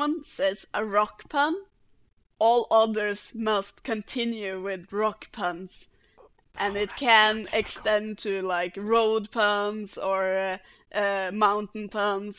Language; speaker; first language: English; non-native, fluent; Norwegian